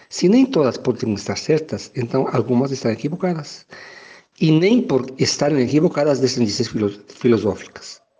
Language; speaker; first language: Portuguese; non-native, fluent; Spanish